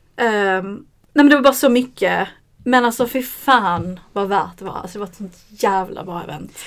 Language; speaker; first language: Swedish; native; Swedish